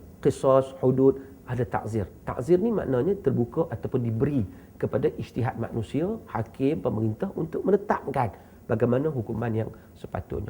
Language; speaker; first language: Malay; native; Malay